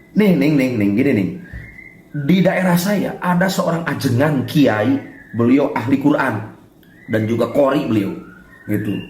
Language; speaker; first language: Indonesian; non-native, local second language; Sundanese